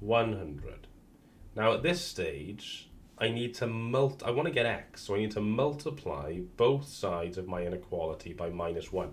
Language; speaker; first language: English; native; English